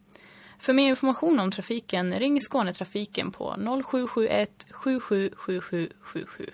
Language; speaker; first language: Swedish; native; Swedish